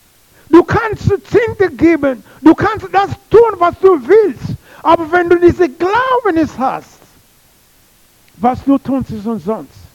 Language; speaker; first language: German; non-native, learner; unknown